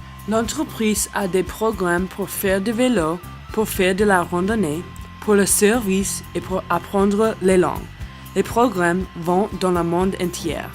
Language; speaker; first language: French; non-native, learner; English